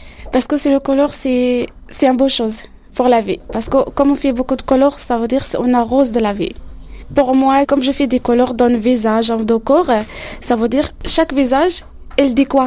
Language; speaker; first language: French; non-native, learner; Arabic